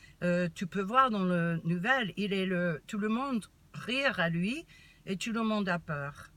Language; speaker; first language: French; non-native, learner; English